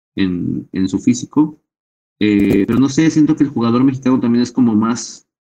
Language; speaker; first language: Spanish; native; Spanish